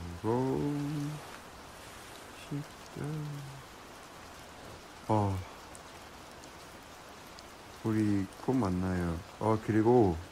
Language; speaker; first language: Korean; non-native, learner; Chinese